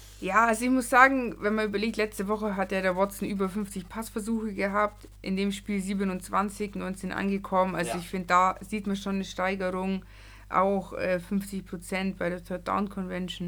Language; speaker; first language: German; native; German